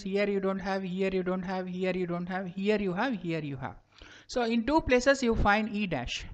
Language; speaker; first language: English; non-native, local second language; Kannada